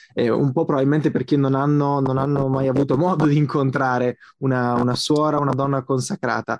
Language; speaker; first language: Italian; native; Italian